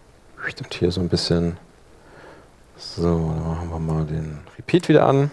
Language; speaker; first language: German; native; German